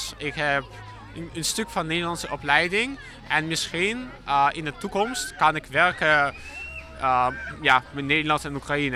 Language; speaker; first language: Dutch; non-native, learner; Ukrainian